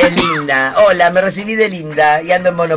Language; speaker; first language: Spanish; native; Spanish